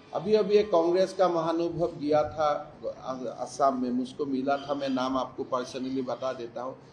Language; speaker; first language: Hindi; non-native, local second language; Assamese